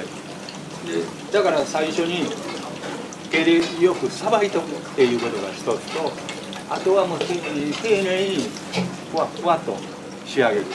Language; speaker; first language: Japanese; native; Japanese